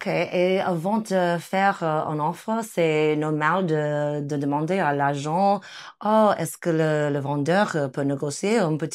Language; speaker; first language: French; non-native, fluent; English